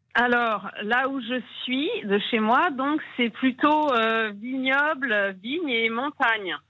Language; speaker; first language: French; native; French